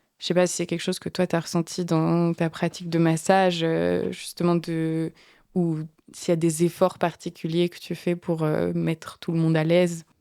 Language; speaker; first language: French; native; French